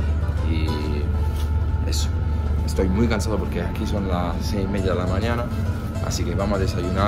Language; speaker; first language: Spanish; non-native, fluent; Italian